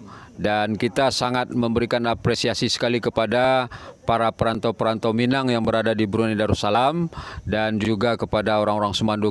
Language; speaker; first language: Indonesian; non-native, local second language; Minangkabau